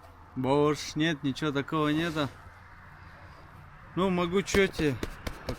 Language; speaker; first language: Russian; non-native, fluent; Mongolian